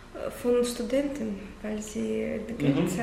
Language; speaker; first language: German; non-native, learner; Russian